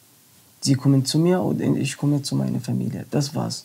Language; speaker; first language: German; non-native, learner; Arabic